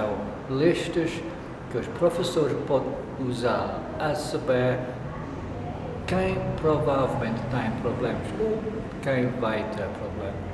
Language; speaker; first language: Portuguese; non-native, learner; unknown